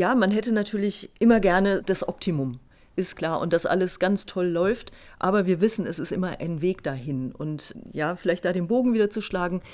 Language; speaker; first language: German; native; German